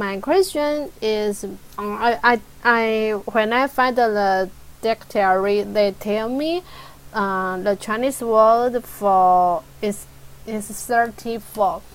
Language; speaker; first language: English; non-native, learner; Chinese